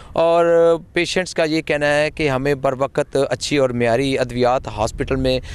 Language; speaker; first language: Urdu; non-native, local second language; Punjabi